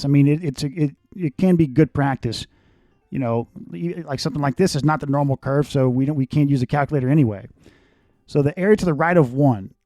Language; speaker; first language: English; native; English